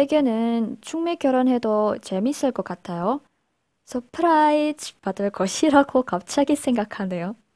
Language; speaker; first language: Korean; non-native, learner; Indonesian